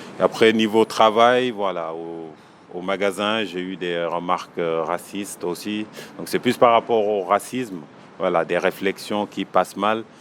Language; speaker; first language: French; non-native, local second language; Wolof